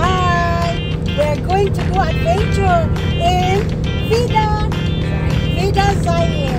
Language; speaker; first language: English; non-native, learner; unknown